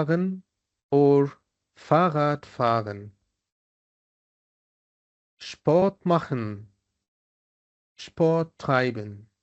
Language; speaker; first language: German; non-native, fluent; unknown